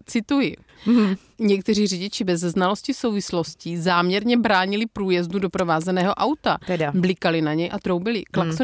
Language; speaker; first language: Czech; native; Czech